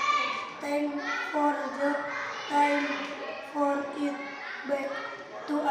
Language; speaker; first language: English; non-native, learner; Indonesian